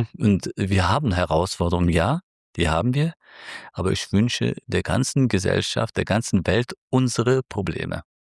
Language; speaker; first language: German; early bilingual, other home language; Turkish